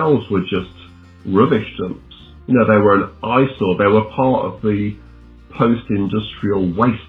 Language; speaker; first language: English; native; English